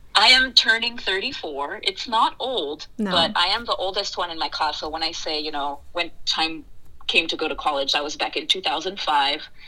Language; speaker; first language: English; early bilingual, other home language; French